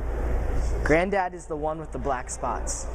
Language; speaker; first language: English; native; English